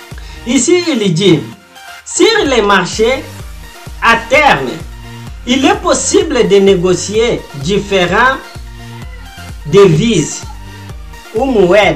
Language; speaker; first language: French; non-native, fluent; Portuguese